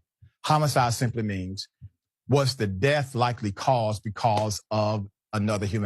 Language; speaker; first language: English; native; English